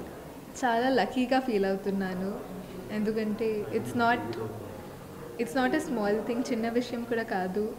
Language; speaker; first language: Telugu; non-native, local second language; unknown